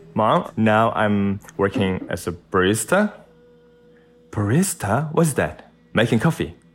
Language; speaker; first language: English; non-native, learner; Korean